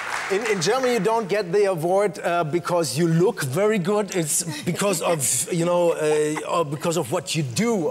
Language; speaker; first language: English; non-native, fluent; German